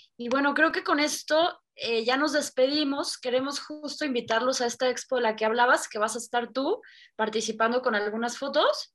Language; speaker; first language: Spanish; native; Spanish